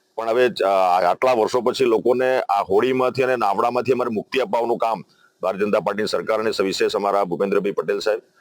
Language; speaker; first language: Gujarati; native; Gujarati